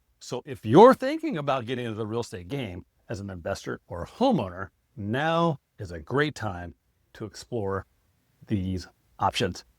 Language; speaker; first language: English; native; English